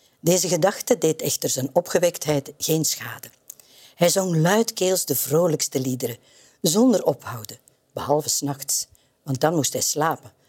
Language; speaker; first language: Dutch; native; Dutch